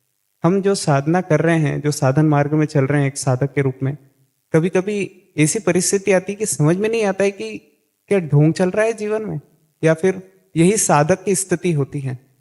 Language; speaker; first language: Hindi; native; Hindi